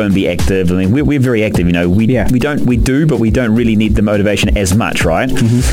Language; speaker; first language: English; native; English